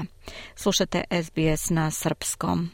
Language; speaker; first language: Croatian; native; Croatian